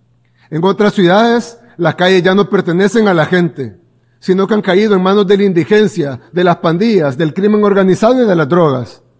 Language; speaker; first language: Spanish; native; Spanish